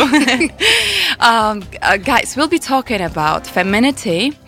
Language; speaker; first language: English; non-native, fluent; Polish